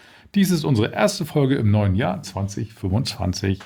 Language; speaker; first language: German; native; German